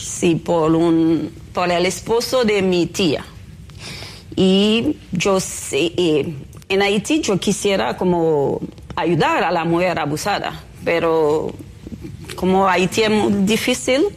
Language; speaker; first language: Spanish; non-native, fluent; Haitian Creole